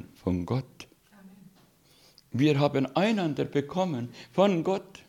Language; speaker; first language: German; non-native, fluent; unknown